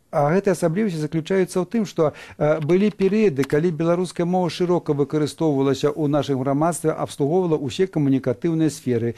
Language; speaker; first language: Belarusian; native; Belarusian